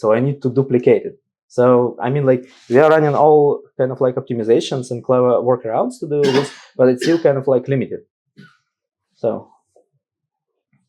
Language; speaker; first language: English; non-native, fluent; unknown